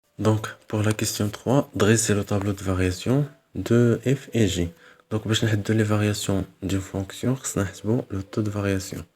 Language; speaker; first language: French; non-native, local second language; Arabic